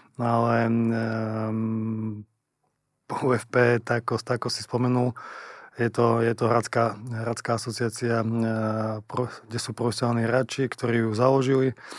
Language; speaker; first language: Slovak; native; Slovak